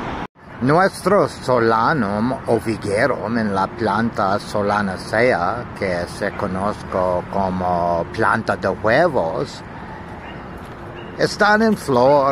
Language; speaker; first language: Spanish; non-native, learner; English